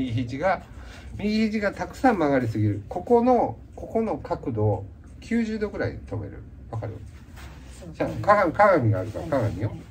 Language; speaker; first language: Japanese; native; Japanese